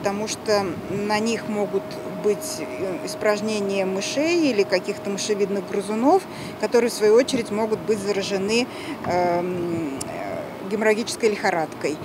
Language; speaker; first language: Russian; native; Russian